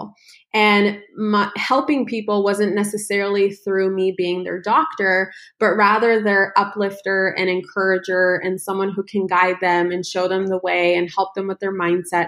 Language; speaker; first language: English; native; English